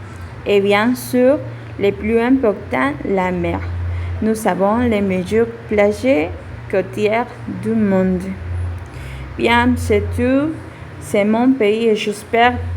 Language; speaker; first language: French; non-native, learner; Spanish